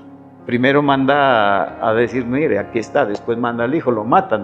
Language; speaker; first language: Spanish; native; Spanish